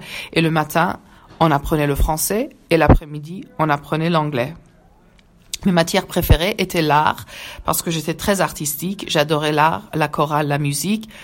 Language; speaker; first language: French; early bilingual, other home language; Persian